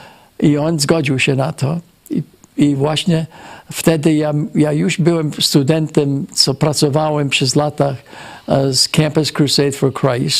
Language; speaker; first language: Polish; early bilingual, heritage; Polish